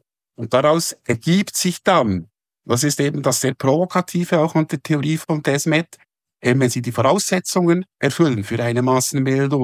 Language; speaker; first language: German; native; German